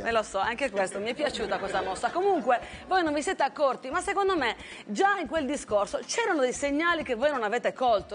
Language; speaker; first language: Italian; native; Italian